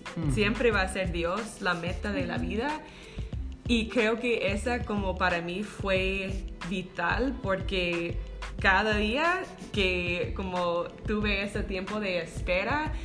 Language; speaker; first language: Spanish; non-native, fluent; English